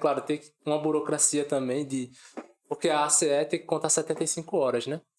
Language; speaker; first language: Portuguese; native; Portuguese